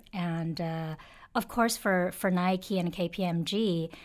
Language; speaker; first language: English; non-native, fluent; Chinese